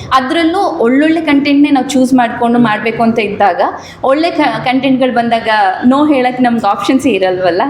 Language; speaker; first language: Kannada; native; Kannada